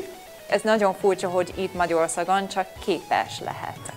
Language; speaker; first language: Hungarian; non-native, learner; English